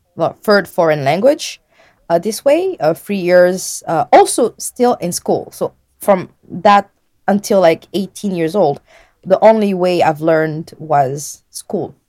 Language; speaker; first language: English; non-native, fluent; French